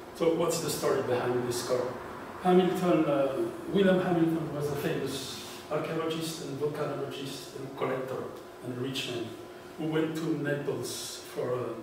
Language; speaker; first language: English; non-native, fluent; Portuguese